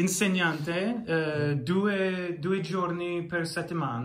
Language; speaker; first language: Italian; non-native, learner; English